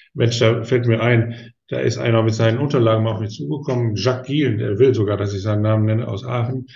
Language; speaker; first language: German; native; German